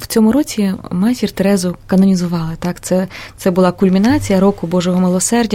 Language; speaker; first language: Ukrainian; native; Ukrainian